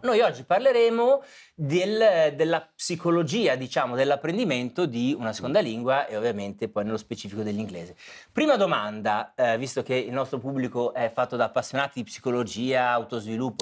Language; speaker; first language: Italian; native; Italian